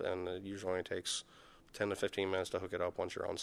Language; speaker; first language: English; native; English